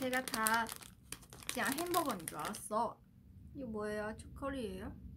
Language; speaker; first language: Korean; non-native, fluent; Chinese